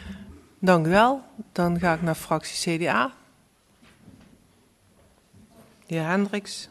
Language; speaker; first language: Dutch; native; Dutch